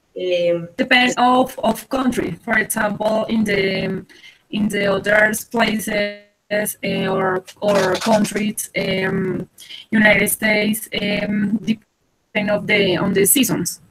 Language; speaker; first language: English; non-native, learner; Spanish